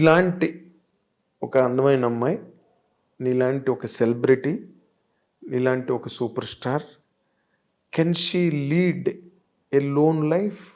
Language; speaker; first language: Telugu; native; Telugu